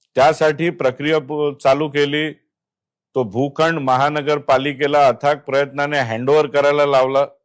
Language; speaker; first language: Marathi; non-native, local second language; Gujarati